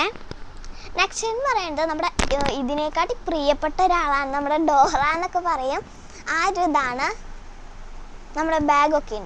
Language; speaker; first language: Malayalam; native; Malayalam